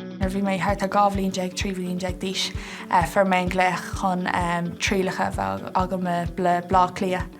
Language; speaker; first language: Irish; non-native, local second language; English